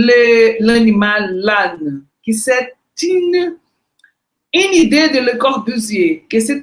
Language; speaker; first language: French; non-native, fluent; Portuguese